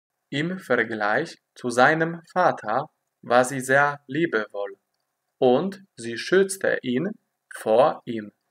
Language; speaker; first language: German; non-native, fluent; Polish